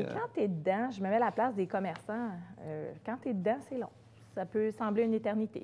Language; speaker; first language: French; native; French